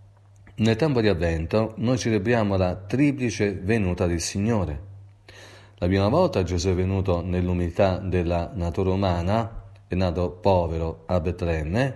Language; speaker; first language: Italian; native; Italian